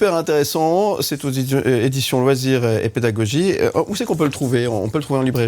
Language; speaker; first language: French; native; French